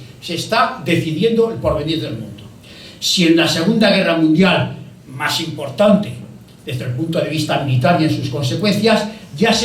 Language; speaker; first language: Spanish; native; Spanish